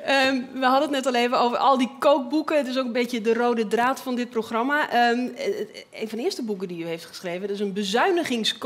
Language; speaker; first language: Dutch; native; Dutch